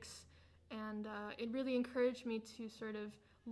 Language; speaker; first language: English; native; English